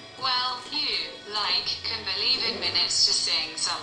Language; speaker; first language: English; non-native, learner; Russian